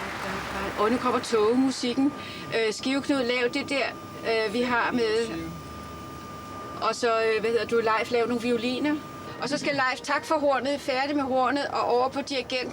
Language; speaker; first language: Danish; native; Danish